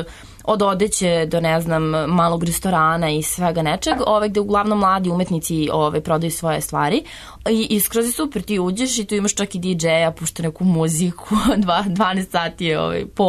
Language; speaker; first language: Serbian; native; Serbian